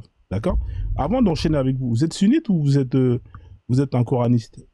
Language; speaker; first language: French; native; French